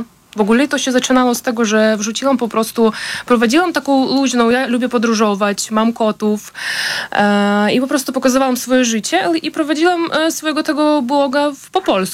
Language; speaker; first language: Polish; non-native, fluent; Ukrainian